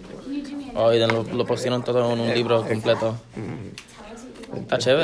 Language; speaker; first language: Spanish; early bilingual, heritage; Spanish